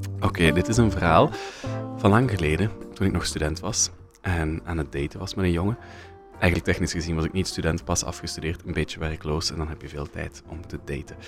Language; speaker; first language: Dutch; native; Dutch